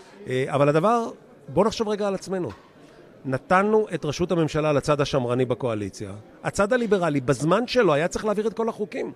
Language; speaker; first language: Hebrew; native; Hebrew